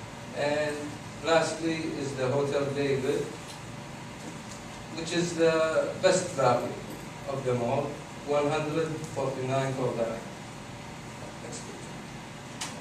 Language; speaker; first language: English; non-native, fluent; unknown